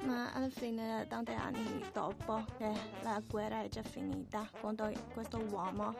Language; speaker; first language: Italian; non-native, learner; Chinese